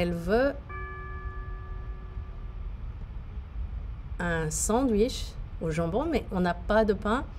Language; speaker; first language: French; non-native, fluent; English